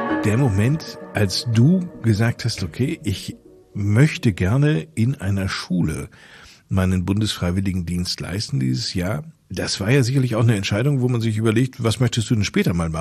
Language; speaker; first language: German; native; German